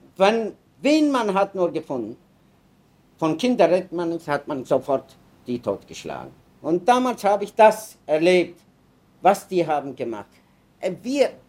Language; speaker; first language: German; non-native, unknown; Yiddish